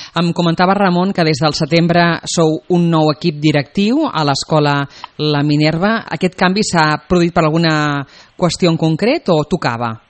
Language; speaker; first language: Catalan; native; Catalan